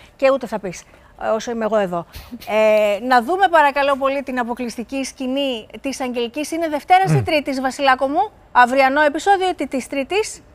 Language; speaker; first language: Greek; native; Greek